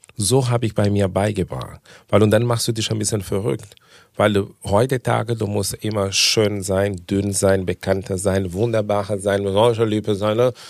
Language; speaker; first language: German; non-native, fluent; Portuguese